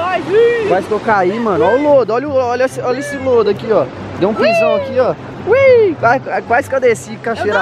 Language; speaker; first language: Portuguese; native; Portuguese